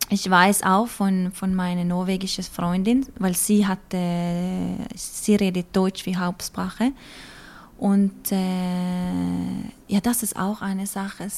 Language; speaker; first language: German; non-native, learner; Norwegian